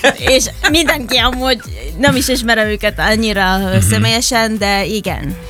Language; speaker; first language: Hungarian; non-native, fluent; Filipino